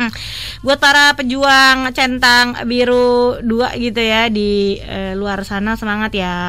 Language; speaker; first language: Indonesian; native; Indonesian